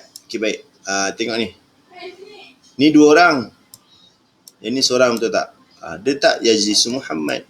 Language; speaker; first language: Malay; native; Malay